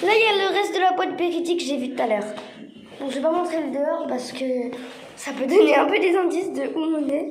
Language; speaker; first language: French; native; French